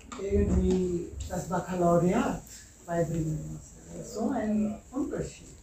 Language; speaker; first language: German; non-native, fluent; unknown